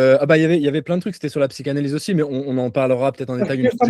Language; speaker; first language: French; native; French